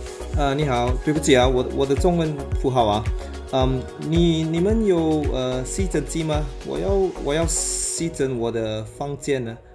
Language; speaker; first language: Chinese; non-native, learner; Malay